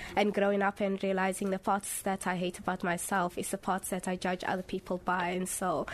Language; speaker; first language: English; early bilingual, other home language; Somali